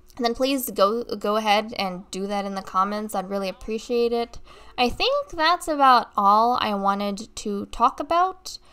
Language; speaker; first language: English; native; English